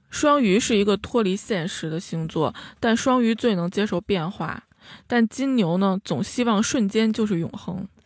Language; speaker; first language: Chinese; native; Chinese